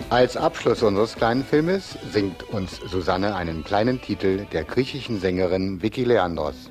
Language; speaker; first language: German; native; German